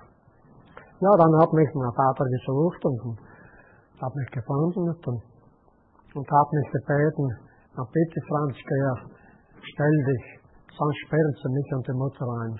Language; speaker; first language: German; native; German